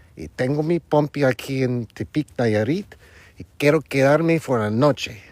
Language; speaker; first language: Spanish; non-native, fluent; English